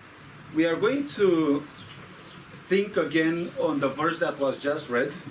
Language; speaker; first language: English; non-native, fluent; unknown